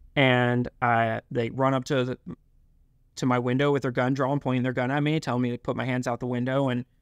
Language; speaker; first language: English; native; English